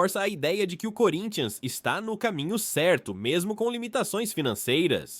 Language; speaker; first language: Portuguese; native; Portuguese